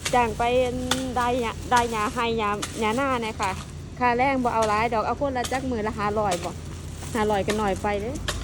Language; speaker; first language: Thai; native; Thai